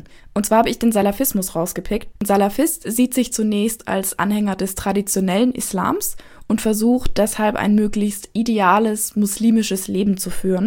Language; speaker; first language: German; native; German